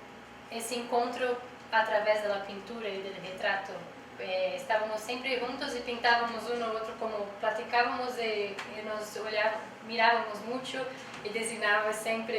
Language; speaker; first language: Spanish; non-native, learner; Portuguese